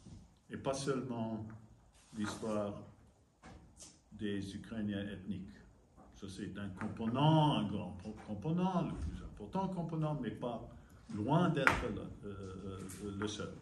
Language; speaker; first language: French; non-native, fluent; English